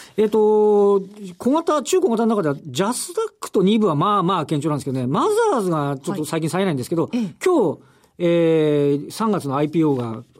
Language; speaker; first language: Japanese; native; Japanese